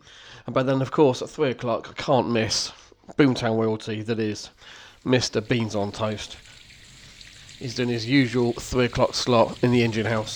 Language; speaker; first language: English; native; English